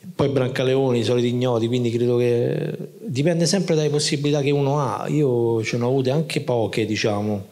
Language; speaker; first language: Italian; native; Italian